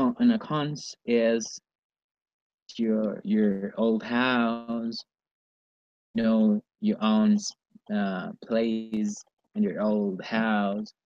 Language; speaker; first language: English; non-native, learner; Spanish